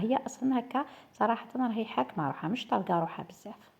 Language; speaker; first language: Arabic; native; Arabic